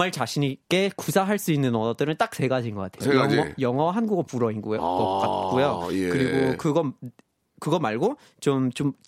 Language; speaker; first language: Korean; non-native, fluent; English